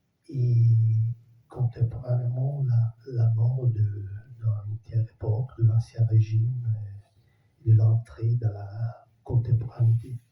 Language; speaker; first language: French; non-native, fluent; Italian